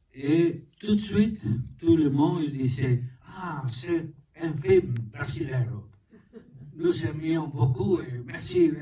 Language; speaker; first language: French; non-native, learner; Spanish